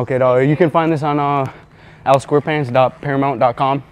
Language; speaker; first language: English; native; English